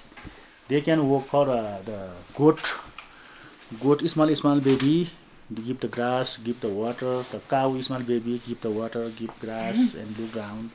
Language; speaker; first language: English; non-native, learner; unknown